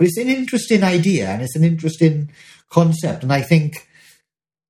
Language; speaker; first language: English; native; English